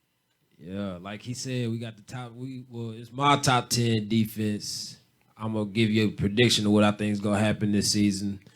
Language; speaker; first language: English; native; English